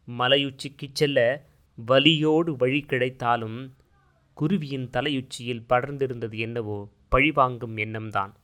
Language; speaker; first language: Tamil; native; Tamil